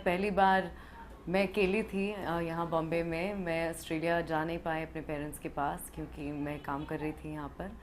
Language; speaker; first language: Hindi; early bilingual, heritage; English